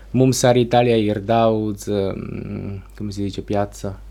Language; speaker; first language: Latvian; non-native, learner; Italian